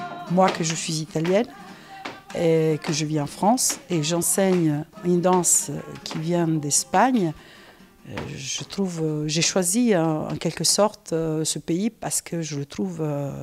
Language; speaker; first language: French; non-native, fluent; Italian